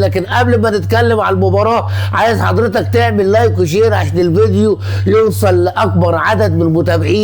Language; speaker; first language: Arabic; native; Arabic